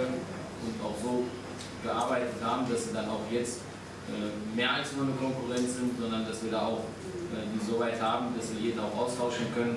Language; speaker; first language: German; native; German